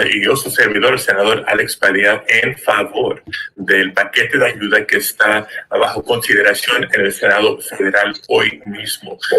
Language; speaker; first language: Spanish; early bilingual, other home language; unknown